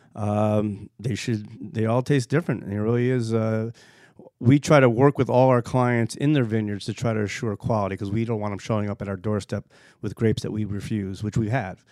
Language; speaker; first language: English; native; English